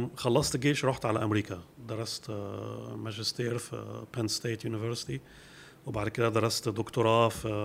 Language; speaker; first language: Arabic; early bilingual, heritage; Arabic